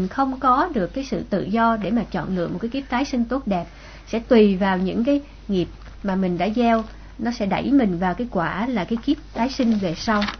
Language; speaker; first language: Vietnamese; native; Vietnamese